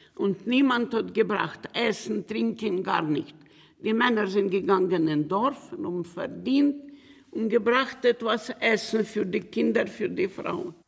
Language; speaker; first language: German; non-native, learner; Ukrainian